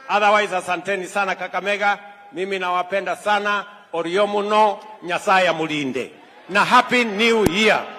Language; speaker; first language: Swahili; native; Swahili